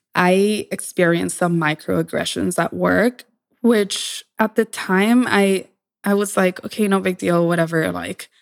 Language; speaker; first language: English; early bilingual, other home language; Spanish